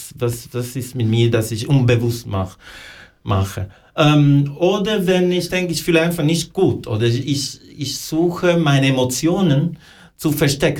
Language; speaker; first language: German; non-native, fluent; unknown